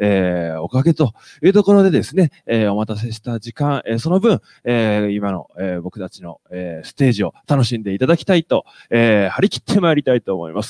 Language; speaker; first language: Japanese; native; Japanese